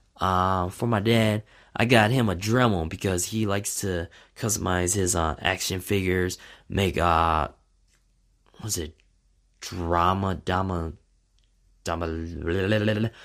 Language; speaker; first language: English; native; English